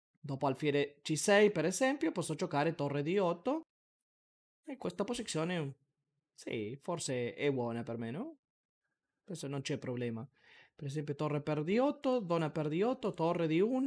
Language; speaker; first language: Italian; non-native, learner; Spanish